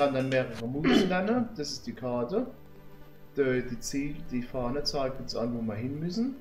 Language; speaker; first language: German; native; German